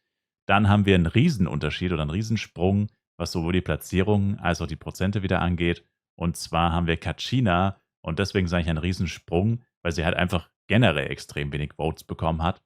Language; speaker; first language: German; native; German